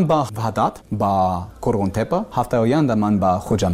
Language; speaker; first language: Persian; non-native, learner; English